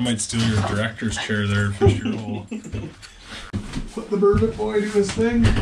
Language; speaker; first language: English; native; English